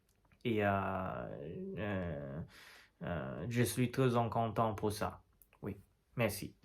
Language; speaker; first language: French; non-native, learner; Chinese